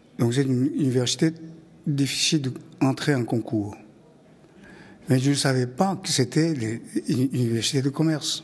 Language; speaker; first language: French; non-native, fluent; Japanese